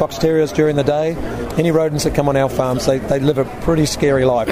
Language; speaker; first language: English; native; English